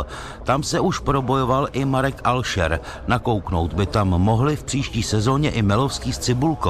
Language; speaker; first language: Czech; native; Czech